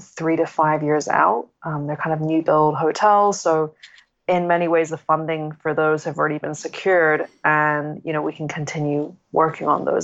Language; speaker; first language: English; non-native, local second language; Cantonese